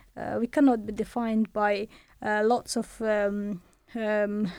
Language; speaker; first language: English; non-native, fluent; Persian